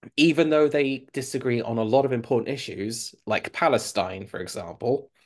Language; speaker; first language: English; native; English